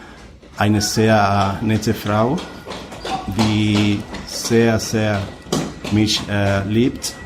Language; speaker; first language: German; non-native, learner; Spanish